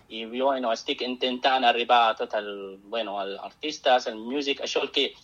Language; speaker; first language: Catalan; non-native, fluent; Arabic